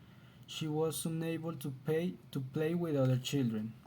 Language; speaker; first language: English; non-native, learner; Spanish